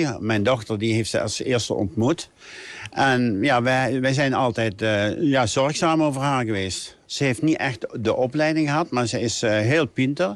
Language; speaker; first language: Dutch; native; Dutch